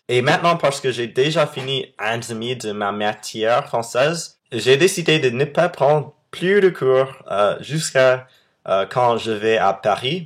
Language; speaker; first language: French; non-native, fluent; English